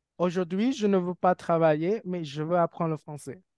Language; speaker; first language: French; non-native, fluent; Indonesian